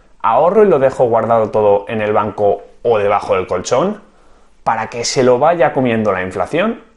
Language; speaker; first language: Spanish; native; Spanish